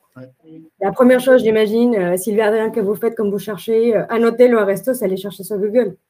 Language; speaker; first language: French; non-native, fluent; Spanish